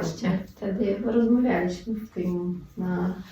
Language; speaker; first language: Polish; non-native, fluent; Russian